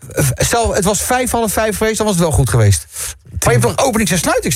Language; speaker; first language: Dutch; native; Dutch